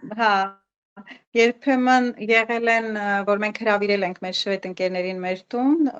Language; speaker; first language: Armenian; native; Armenian